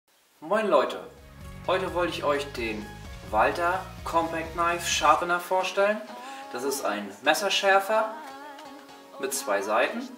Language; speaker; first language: German; native; German